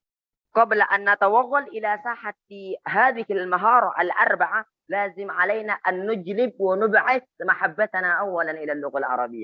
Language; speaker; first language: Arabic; non-native, fluent; Indonesian